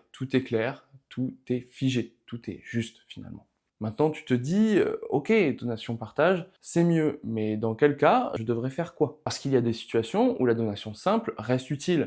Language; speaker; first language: French; native; French